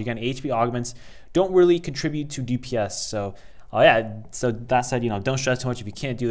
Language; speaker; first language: English; native; English